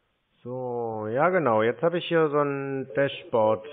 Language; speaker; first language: German; native; German